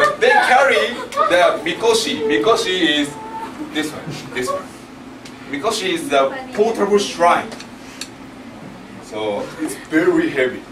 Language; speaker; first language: English; non-native, learner; Japanese